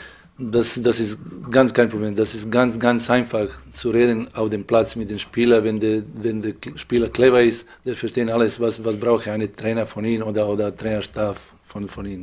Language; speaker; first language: German; non-native, fluent; Serbian